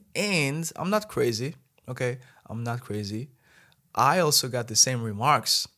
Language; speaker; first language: English; non-native, fluent; Malagasy